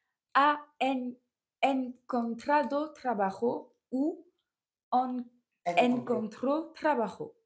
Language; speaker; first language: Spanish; non-native, learner; French